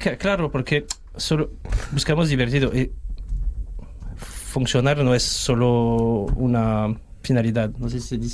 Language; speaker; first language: Spanish; non-native, fluent; French